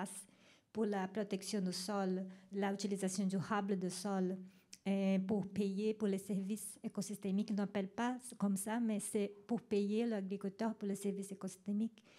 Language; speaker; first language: French; non-native, fluent; Spanish